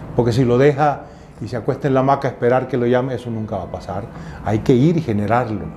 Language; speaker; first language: Spanish; native; Spanish